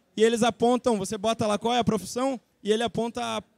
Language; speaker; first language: Portuguese; native; Portuguese